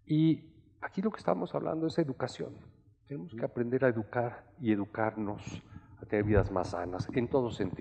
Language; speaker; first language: Spanish; native; Spanish